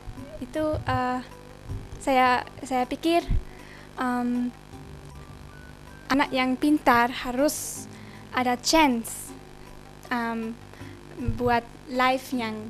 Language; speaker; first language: Indonesian; early bilingual, heritage; German